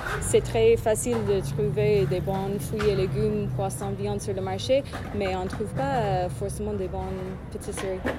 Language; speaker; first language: French; non-native, fluent; English